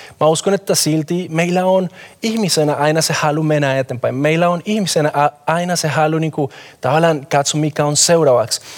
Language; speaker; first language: Finnish; non-native, fluent; Spanish